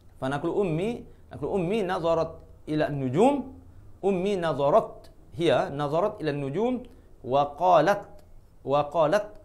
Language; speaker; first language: Arabic; non-native, fluent; Malay